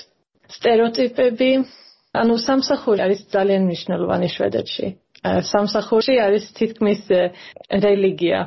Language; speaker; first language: Georgian; early bilingual, heritage; Georgian